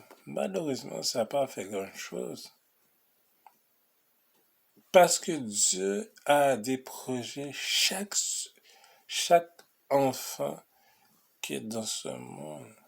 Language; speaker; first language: French; non-native, local second language; Haitian Creole